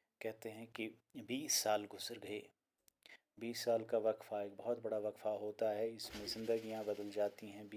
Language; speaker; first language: Urdu; non-native, local second language; Kashmiri